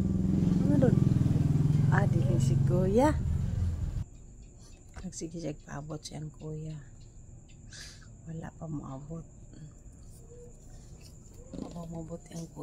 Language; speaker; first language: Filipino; non-native, local second language; Cebuano